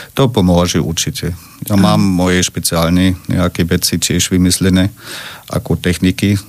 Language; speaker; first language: Slovak; non-native, learner; German